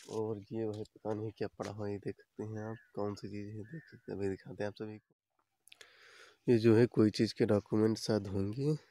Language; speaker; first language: Hindi; native; Hindi